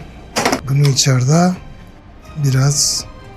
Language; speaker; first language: Turkish; non-native, learner; Japanese